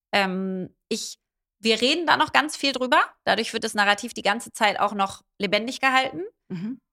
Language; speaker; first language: German; native; German